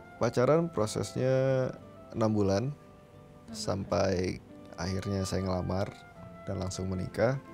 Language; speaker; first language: Indonesian; native; Indonesian